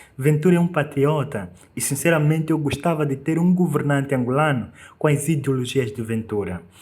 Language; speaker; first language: Portuguese; native; Portuguese